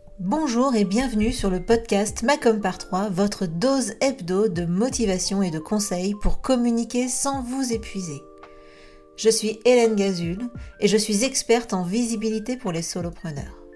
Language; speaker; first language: French; native; French